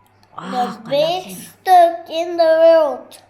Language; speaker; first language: English; non-native, learner; Dutch